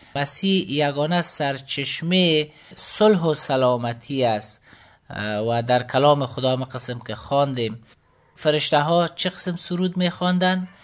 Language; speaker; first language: Persian; native; Persian